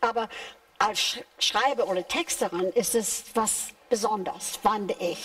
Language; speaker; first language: German; non-native, fluent; English